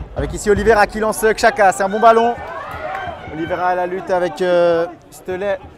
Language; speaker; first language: French; native; French